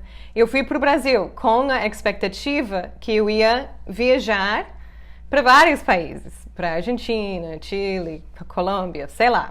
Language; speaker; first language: Portuguese; non-native, fluent; English